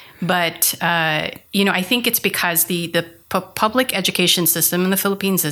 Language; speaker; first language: English; non-native, local second language; Filipino